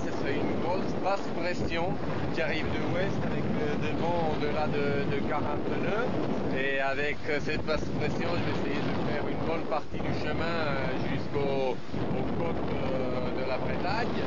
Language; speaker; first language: French; non-native, fluent; Italian